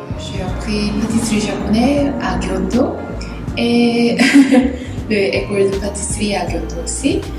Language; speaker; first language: French; non-native, learner; Korean